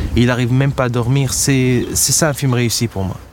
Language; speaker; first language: French; non-native, local second language; Arabic